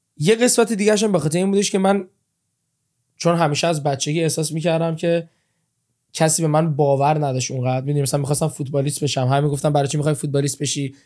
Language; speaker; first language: Persian; early bilingual, heritage; Persian